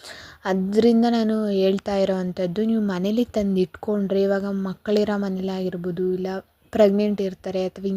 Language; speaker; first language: Kannada; native; Kannada